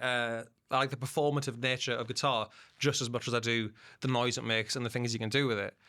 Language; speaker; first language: English; native; English